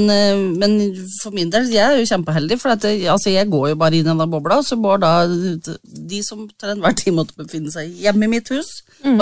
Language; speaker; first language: Norwegian; native; Norwegian